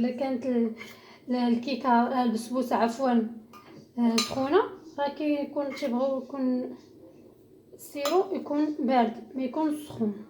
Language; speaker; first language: Arabic; native; Arabic